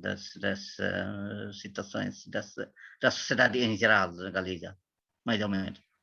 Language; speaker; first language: Portuguese; non-native, learner; Tetum